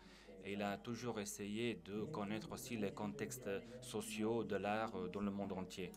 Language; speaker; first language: French; non-native, fluent; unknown